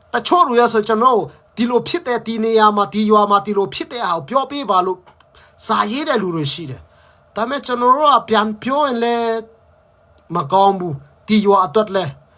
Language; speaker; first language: Burmese; non-native, local second language; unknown